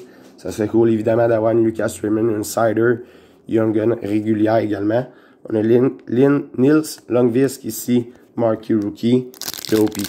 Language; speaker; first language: French; native; French